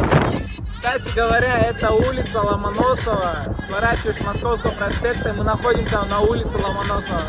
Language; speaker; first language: Russian; non-native, fluent; Turkmen